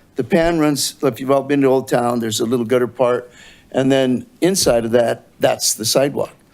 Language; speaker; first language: English; native; English